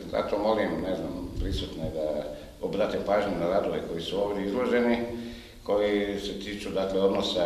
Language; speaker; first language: Croatian; native; Croatian